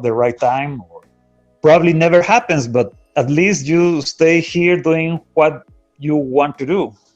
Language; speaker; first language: English; non-native, fluent; Spanish